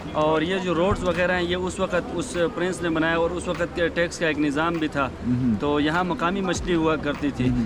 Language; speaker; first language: Urdu; non-native, local second language; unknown